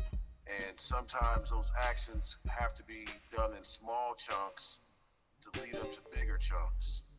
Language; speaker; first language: English; native; English